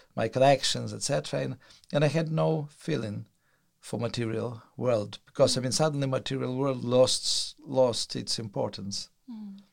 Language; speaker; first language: English; non-native, fluent; Russian